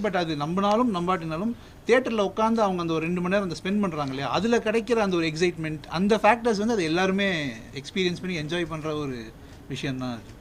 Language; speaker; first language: Tamil; native; Tamil